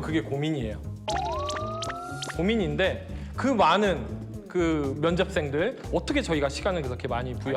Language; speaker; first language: Korean; native; Korean